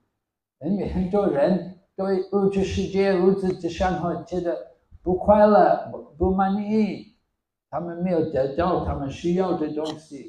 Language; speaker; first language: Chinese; non-native, fluent; English